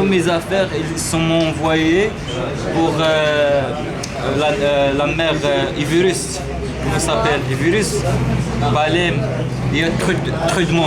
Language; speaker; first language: French; non-native, learner; Arabic